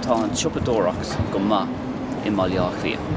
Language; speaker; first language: Irish; non-native, local second language; English